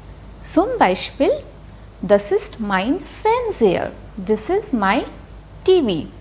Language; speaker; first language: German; non-native, fluent; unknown